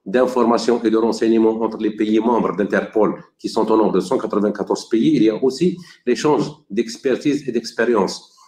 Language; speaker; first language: French; non-native, local second language; Arabic